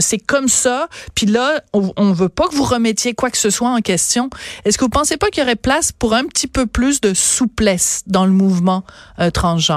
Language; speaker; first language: French; native; French